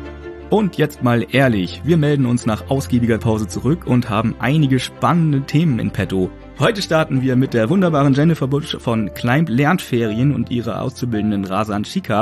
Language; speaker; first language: German; native; German